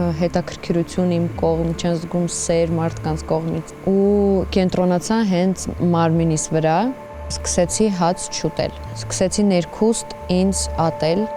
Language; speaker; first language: Armenian; early bilingual, heritage; Armenian